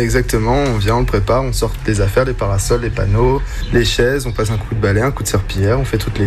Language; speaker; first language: French; native; French